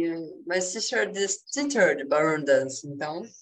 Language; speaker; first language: English; non-native, learner; Portuguese